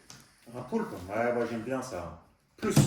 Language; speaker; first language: French; native; French